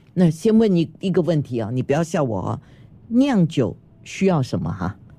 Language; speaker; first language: Chinese; native; Chinese